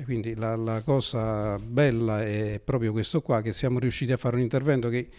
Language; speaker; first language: Italian; native; Italian